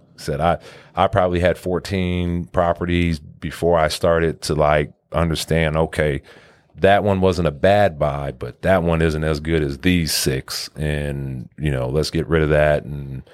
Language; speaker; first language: English; native; English